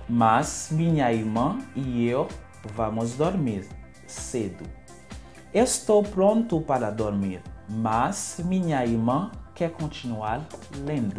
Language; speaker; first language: Portuguese; non-native, fluent; Haitian Creole